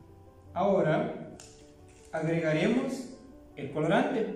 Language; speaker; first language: Spanish; native; Spanish